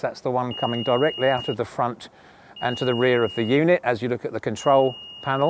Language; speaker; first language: English; native; English